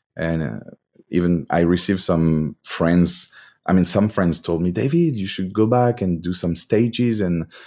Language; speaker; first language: English; non-native, fluent; French